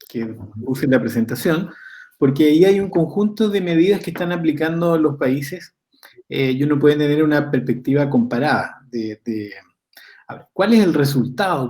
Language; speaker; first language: Spanish; native; Spanish